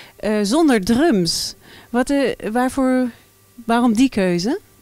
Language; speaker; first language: Dutch; native; Dutch